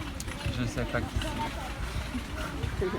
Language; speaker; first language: French; non-native, fluent; German